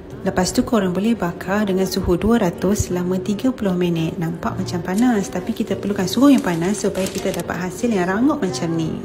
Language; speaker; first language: Malay; native; Malay